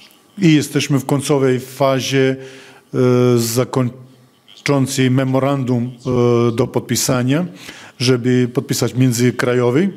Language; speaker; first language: Polish; non-native, fluent; Serbian